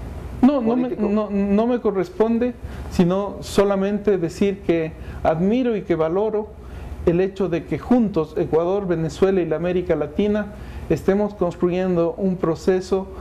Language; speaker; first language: Spanish; native; Spanish